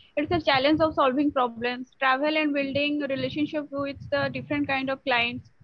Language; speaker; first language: English; non-native, local second language; Odia